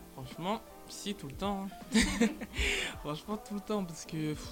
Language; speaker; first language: French; native; French